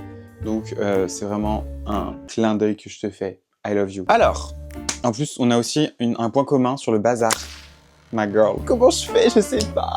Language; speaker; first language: French; native; French